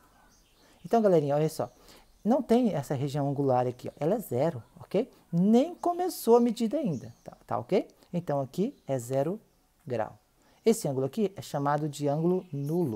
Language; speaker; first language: Portuguese; native; Portuguese